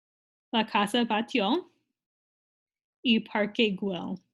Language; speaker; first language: Spanish; non-native, fluent; English